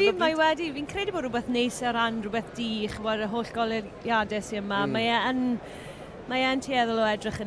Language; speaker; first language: Welsh; native; Welsh